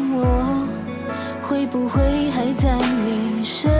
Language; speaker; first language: Chinese; native; Chinese